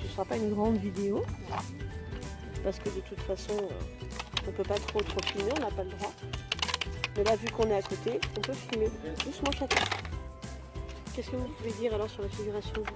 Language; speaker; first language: French; native; French